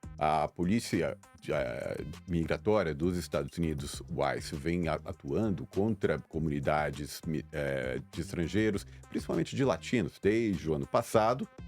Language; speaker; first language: Portuguese; native; Portuguese